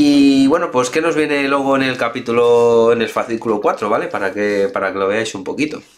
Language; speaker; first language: Spanish; native; Spanish